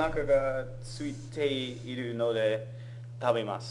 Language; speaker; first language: Japanese; non-native, learner; English